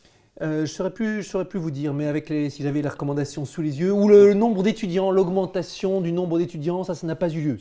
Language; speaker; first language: French; native; French